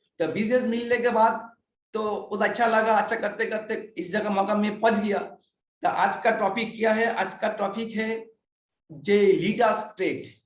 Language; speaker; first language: Hindi; non-native, local second language; Bangla